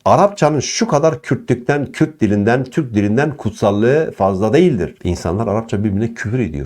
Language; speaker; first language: Turkish; non-native, local second language; Kurdish